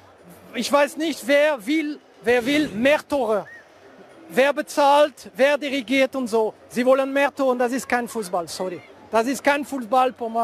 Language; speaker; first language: German; non-native, fluent; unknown